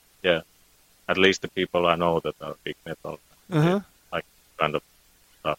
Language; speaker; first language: English; non-native, fluent; Finnish